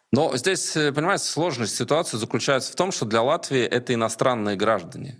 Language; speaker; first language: Russian; native; Russian